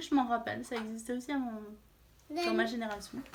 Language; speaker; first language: French; native; French